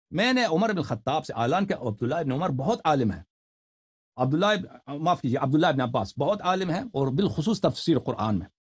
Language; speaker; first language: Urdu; non-native, fluent; Persian